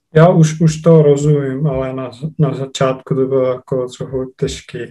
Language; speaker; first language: Czech; non-native, fluent; Estonian